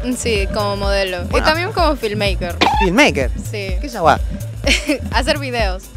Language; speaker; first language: Spanish; native; Spanish